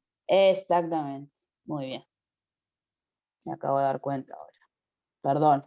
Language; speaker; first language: Spanish; native; Spanish